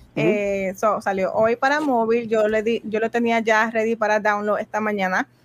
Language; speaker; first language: Spanish; native; Spanish